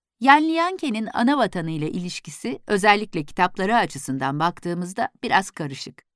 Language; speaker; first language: Turkish; native; Turkish